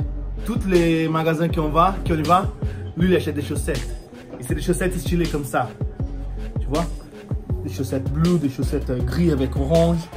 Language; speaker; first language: French; non-native, fluent; Portuguese